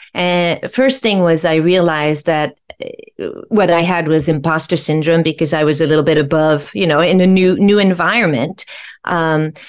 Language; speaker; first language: English; non-native, fluent; French